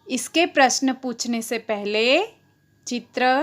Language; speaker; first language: Hindi; non-native, local second language; Gujarati